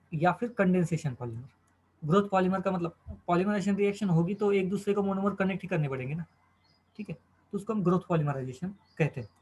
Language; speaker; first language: Hindi; non-native, local second language; Marathi